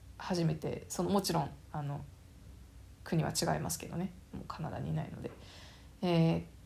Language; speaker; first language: Japanese; native; Japanese